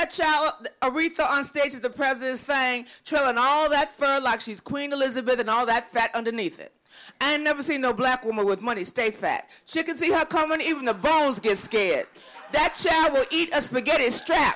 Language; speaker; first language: English; native; English